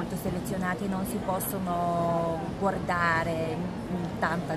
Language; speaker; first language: Italian; non-native, fluent; Bulgarian